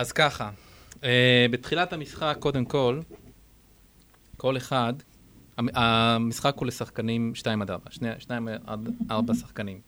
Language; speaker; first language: Hebrew; native; Hebrew